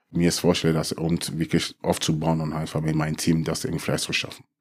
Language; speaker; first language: German; early bilingual, other home language; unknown